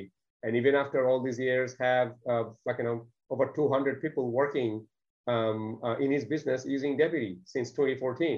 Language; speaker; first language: English; non-native, local second language; Bangla